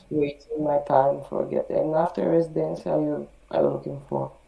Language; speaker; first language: English; non-native, learner; Portuguese